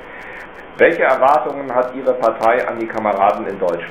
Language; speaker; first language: German; native; German